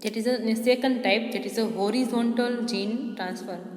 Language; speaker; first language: English; non-native, local second language; Gujarati